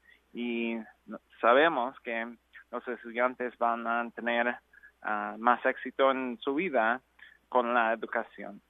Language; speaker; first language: Spanish; non-native, learner; English